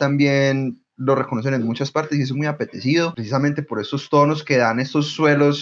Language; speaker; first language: Spanish; native; Spanish